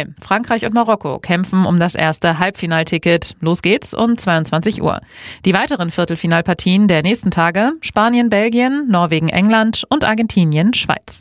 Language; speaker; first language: German; native; German